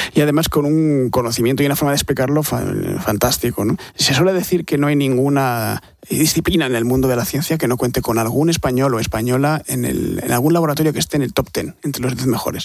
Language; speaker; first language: Spanish; native; Spanish